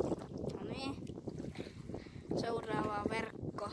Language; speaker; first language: Finnish; native; Finnish